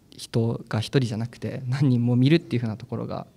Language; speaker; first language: Japanese; native; Japanese